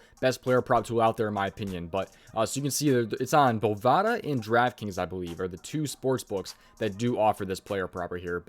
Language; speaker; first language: English; native; English